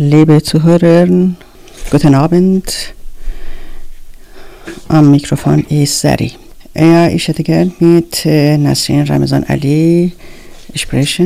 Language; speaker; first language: German; non-native, learner; Persian